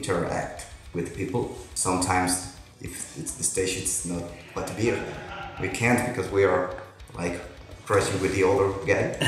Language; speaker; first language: English; non-native, local second language; Spanish